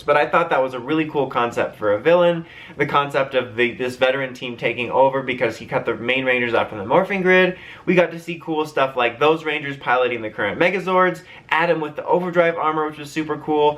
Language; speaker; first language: English; native; English